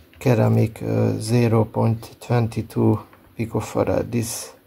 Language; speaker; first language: English; non-native, learner; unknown